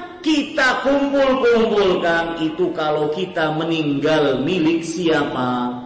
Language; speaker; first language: Indonesian; native; Indonesian